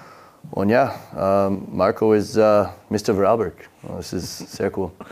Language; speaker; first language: German; non-native, learner; English